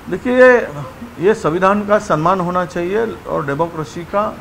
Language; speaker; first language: Hindi; non-native, local second language; Marathi